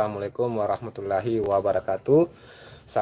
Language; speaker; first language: Indonesian; native; Indonesian